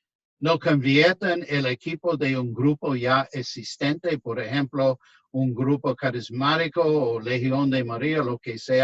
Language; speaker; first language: Spanish; non-native, fluent; English